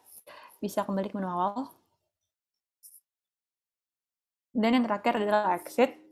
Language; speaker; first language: Indonesian; native; Indonesian